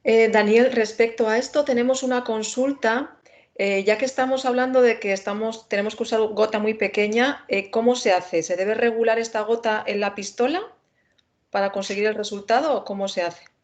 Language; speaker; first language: Spanish; native; Spanish